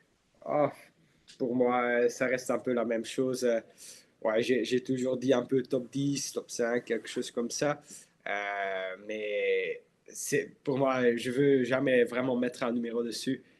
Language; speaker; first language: French; non-native, local second language; Dutch